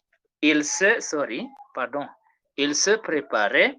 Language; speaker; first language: French; non-native, fluent; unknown